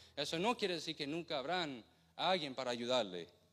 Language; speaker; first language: Spanish; non-native, fluent; English